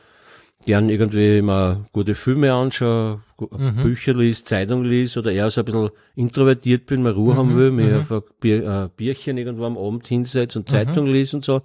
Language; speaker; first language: German; native; German